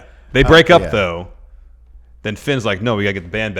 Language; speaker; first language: English; native; English